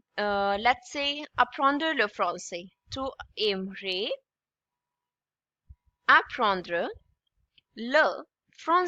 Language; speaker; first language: French; non-native, fluent; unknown